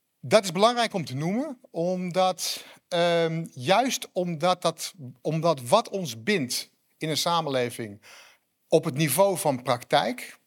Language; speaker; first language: Dutch; native; Dutch